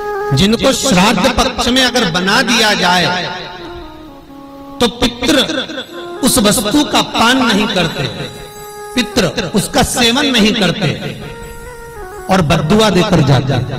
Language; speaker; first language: Hindi; native; Hindi